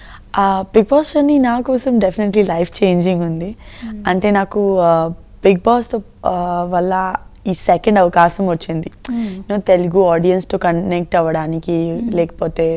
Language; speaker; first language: Telugu; non-native, learner; Gujarati